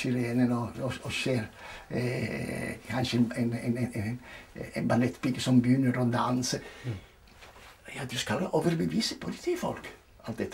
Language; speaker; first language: Norwegian; non-native, fluent; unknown